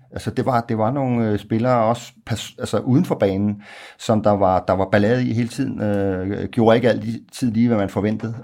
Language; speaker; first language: Danish; native; Danish